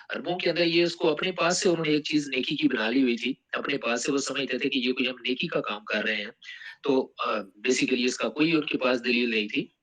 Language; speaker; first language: Urdu; non-native, local second language; Punjabi